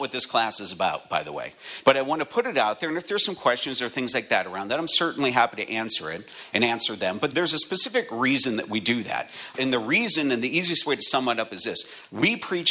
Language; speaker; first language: English; native; English